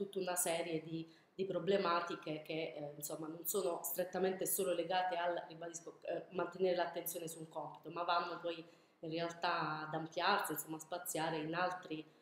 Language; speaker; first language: Italian; native; Italian